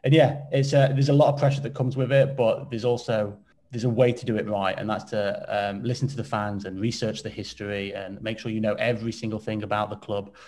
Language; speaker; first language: English; native; English